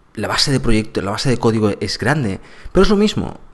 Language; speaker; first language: Spanish; native; Spanish